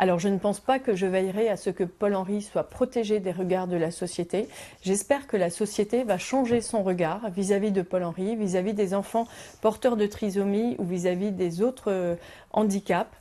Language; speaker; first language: French; native; French